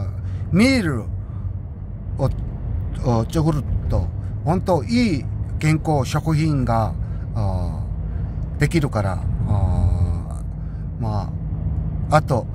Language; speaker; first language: Japanese; non-native, learner; Korean